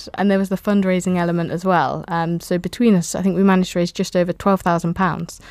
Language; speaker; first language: English; native; English